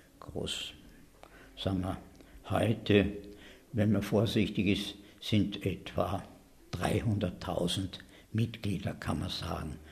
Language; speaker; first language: German; native; German